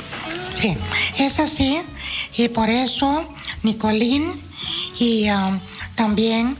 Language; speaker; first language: Spanish; non-native, fluent; Dutch